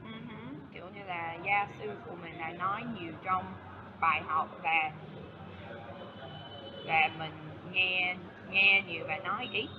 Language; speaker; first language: Vietnamese; non-native, fluent; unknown